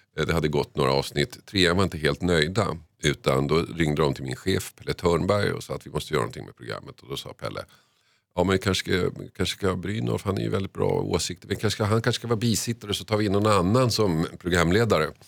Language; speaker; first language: Swedish; early bilingual, other home language; Finnish